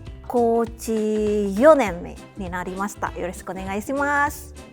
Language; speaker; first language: Japanese; non-native, fluent; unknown